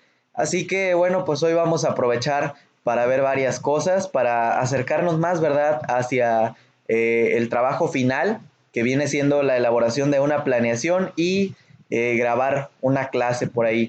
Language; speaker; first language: Spanish; native; Spanish